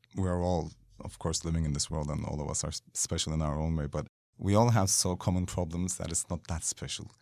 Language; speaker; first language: English; non-native, fluent; Turkish